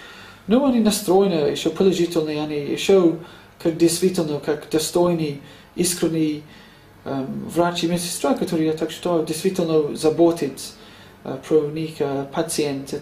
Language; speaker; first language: Russian; non-native, learner; English